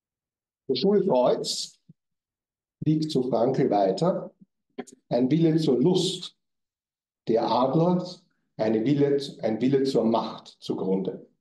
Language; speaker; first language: German; native; German